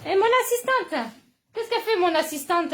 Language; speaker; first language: French; native; French